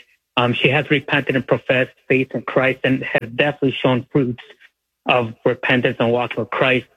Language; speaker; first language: English; native; English